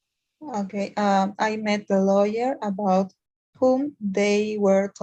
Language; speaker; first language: English; non-native, learner; Spanish